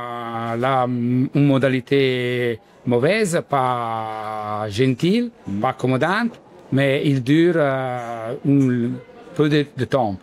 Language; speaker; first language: French; non-native, learner; Italian